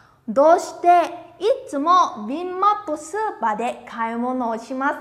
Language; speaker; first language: Japanese; non-native, fluent; Vietnamese